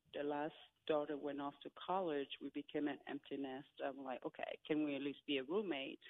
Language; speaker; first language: English; non-native, fluent; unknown